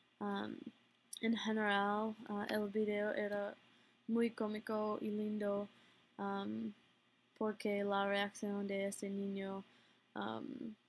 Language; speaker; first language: Spanish; non-native, learner; English